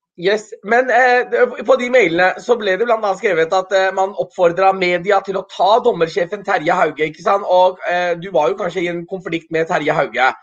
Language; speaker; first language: Norwegian; early bilingual, other home language; Urdu